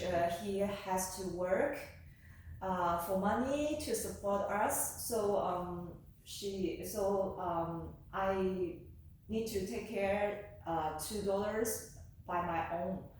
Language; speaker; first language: English; non-native, learner; Chinese